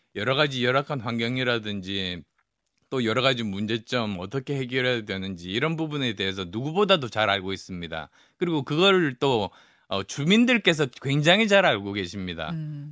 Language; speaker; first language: Korean; native; Korean